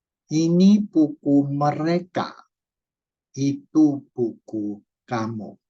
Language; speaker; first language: Indonesian; non-native, fluent; Chinese